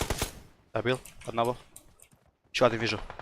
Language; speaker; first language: Russian; non-native, local second language; Tajik